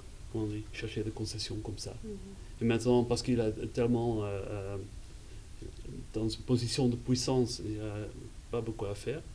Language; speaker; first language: French; non-native, fluent; Dutch